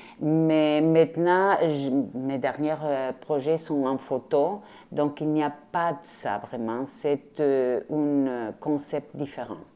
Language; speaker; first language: French; non-native, fluent; Spanish